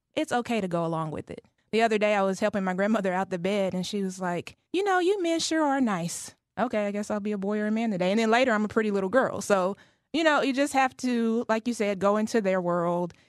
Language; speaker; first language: English; native; English